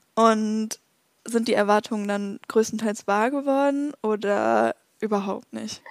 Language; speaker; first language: German; native; German